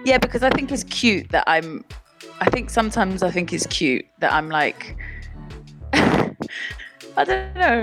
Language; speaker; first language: English; native; English